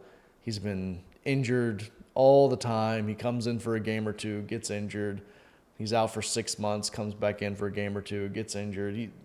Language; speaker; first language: English; native; English